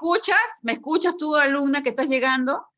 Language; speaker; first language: Spanish; native; Spanish